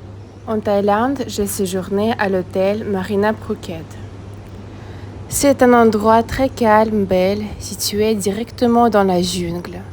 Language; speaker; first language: French; non-native, fluent; Russian